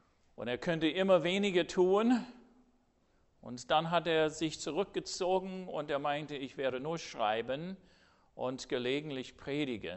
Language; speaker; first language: German; non-native, fluent; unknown